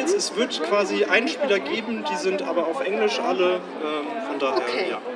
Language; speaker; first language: German; native; German